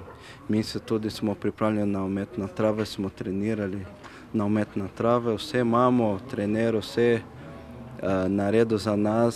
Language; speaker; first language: Slovenian; non-native, learner; Portuguese